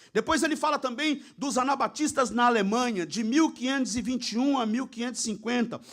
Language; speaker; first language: Portuguese; native; Portuguese